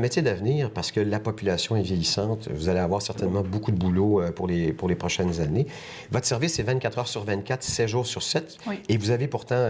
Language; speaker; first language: French; native; French